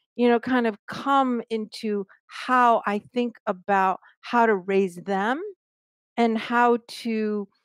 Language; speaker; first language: English; native; English